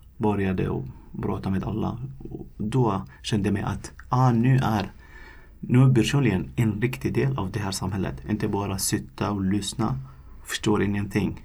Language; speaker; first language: Swedish; non-native, fluent; Arabic